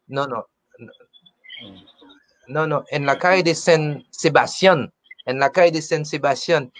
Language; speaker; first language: Spanish; non-native, learner; Haitian Creole